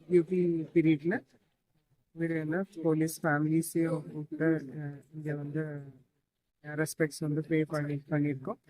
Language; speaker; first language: Tamil; native; Tamil